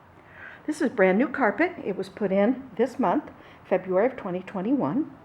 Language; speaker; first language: English; native; English